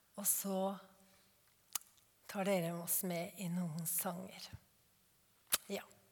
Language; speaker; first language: Norwegian; native; Norwegian